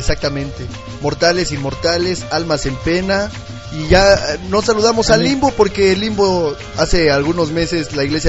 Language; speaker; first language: Spanish; native; Spanish